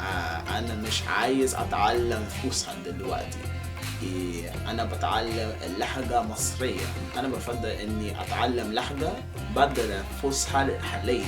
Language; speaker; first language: Arabic; non-native, learner; English